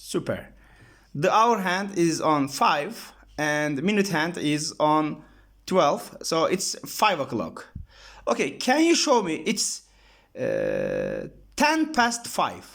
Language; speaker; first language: English; non-native, learner; Turkish